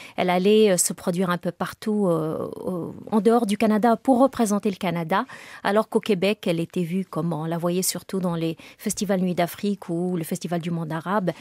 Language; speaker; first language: French; non-native, local second language; Arabic